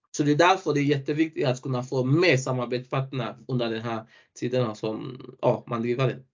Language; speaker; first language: Swedish; non-native, fluent; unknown